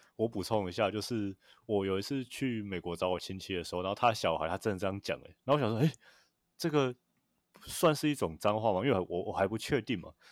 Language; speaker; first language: Chinese; native; Chinese